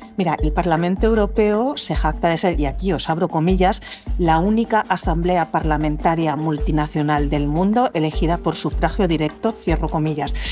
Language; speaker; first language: Spanish; native; Spanish